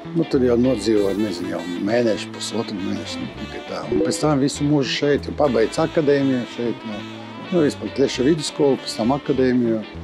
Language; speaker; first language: Latvian; non-native, local second language; Russian